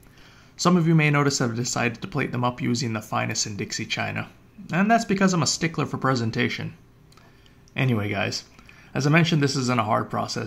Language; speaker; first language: English; native; English